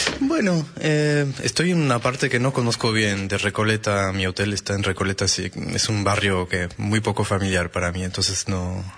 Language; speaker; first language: Spanish; non-native, fluent; French